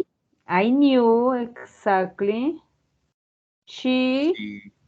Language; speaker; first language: English; non-native, learner; Spanish